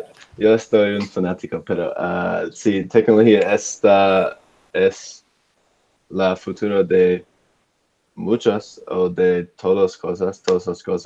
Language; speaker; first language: Spanish; non-native, learner; English